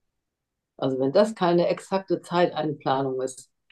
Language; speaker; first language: German; native; German